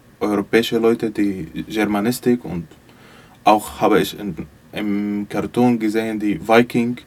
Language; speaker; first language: German; non-native, learner; Arabic